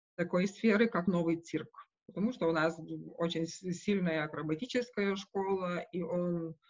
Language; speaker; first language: Russian; non-native, local second language; Lithuanian